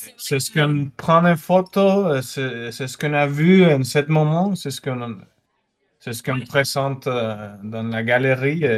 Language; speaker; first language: French; non-native, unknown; Spanish